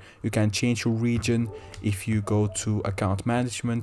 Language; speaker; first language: English; non-native, fluent; Dutch